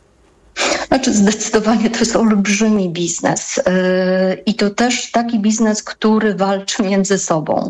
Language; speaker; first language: Polish; native; Polish